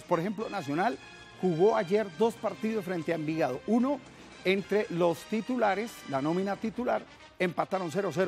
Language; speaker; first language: Spanish; native; Spanish